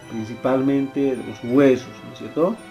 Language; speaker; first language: Spanish; native; Spanish